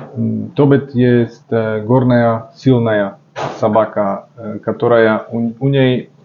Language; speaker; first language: Russian; non-native, learner; Slovak